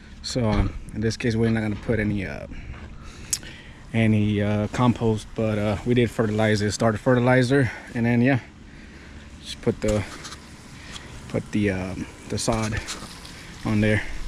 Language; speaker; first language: English; early bilingual, other home language; Spanish